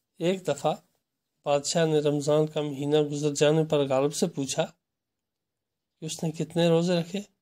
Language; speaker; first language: Urdu; non-native, local second language; Kashmiri